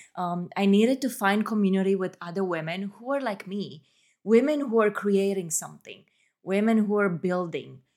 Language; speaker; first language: English; non-native, fluent; Romanian